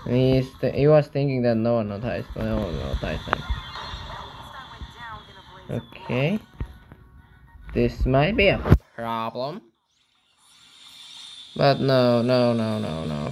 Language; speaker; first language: English; non-native, learner; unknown